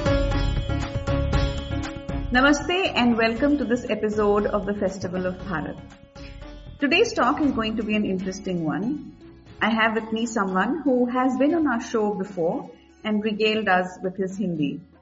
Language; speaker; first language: English; non-native, local second language; Hindi